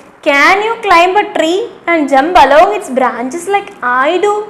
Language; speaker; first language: English; non-native, local second language; Malayalam